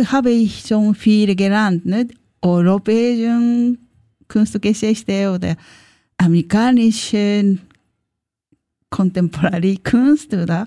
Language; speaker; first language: German; non-native, learner; Japanese